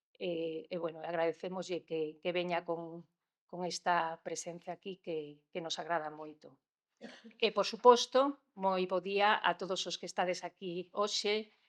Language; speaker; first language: Galician; non-native, local second language; Spanish